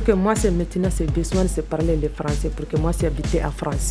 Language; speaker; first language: French; non-native, learner; Arabic